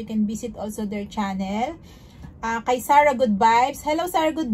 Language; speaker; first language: English; non-native, local second language; Filipino